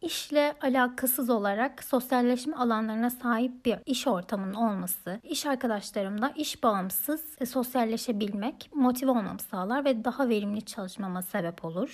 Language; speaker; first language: Turkish; native; Turkish